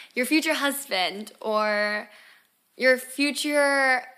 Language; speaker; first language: English; native; English